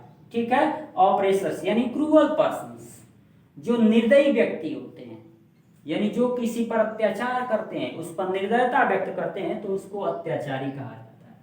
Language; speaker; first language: Hindi; native; Hindi